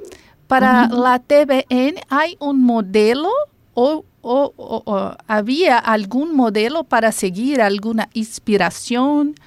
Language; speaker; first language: Spanish; non-native, fluent; Portuguese